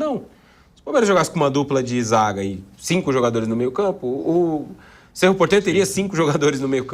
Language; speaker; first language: Portuguese; native; Portuguese